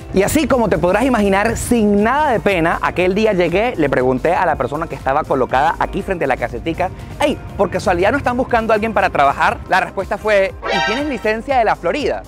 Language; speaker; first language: Spanish; native; Spanish